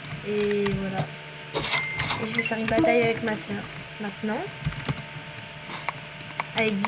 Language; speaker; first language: French; native; French